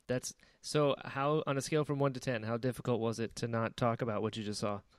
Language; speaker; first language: English; native; English